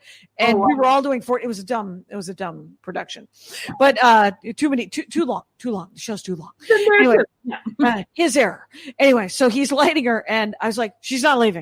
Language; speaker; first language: English; native; English